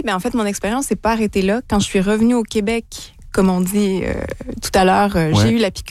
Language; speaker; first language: French; native; French